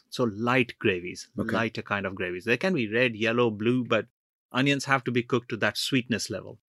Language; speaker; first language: English; non-native, local second language; Punjabi